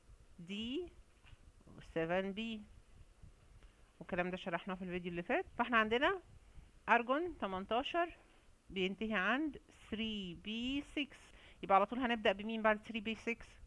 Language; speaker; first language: Arabic; native; Arabic